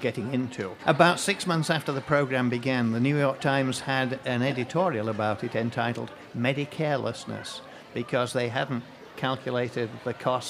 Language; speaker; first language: English; native; English